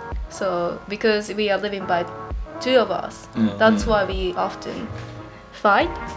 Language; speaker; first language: English; non-native, learner; Japanese